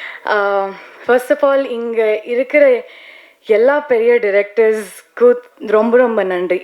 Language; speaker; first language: Tamil; non-native, learner; Kannada